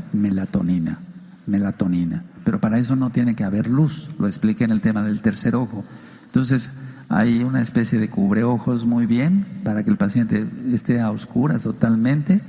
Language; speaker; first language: Spanish; native; Spanish